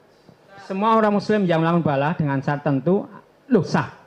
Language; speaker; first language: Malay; non-native, local second language; Javanese